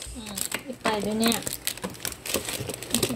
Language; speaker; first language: Japanese; non-native, learner; Vietnamese